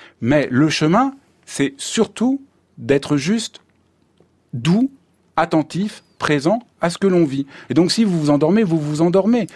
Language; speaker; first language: French; native; French